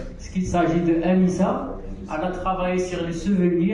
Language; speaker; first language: French; non-native, local second language; Arabic